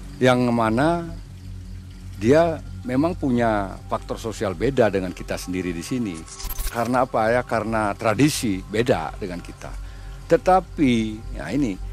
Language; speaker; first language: Indonesian; non-native, local second language; Balinese